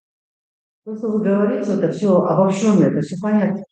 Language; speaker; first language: Russian; non-native, local second language; Kazakh